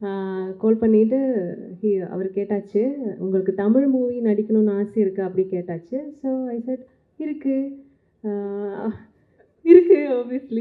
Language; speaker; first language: Tamil; non-native, learner; Malayalam